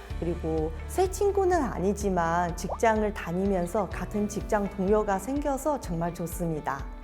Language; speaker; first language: Korean; non-native, fluent; Chinese